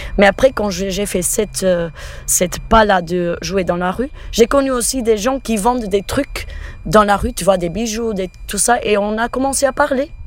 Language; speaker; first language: French; non-native, fluent; Portuguese